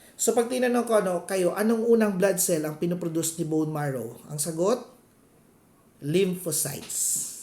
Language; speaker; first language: Filipino; non-native, local second language; Cebuano